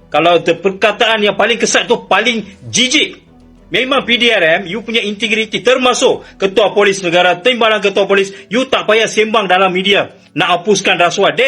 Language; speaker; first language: Malay; native; Malay